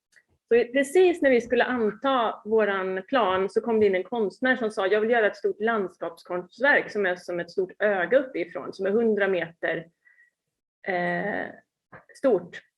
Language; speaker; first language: Swedish; native; Swedish